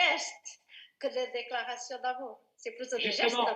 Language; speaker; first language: French; non-native, fluent; Portuguese